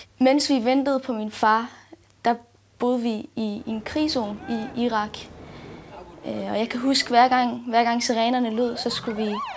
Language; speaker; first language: Danish; early bilingual, other home language; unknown